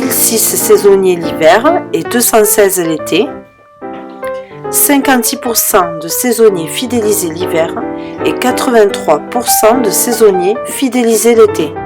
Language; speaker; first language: French; native; French